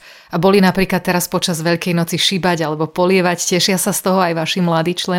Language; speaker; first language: Slovak; native; Slovak